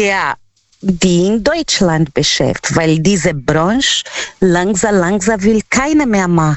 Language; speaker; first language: German; non-native, learner; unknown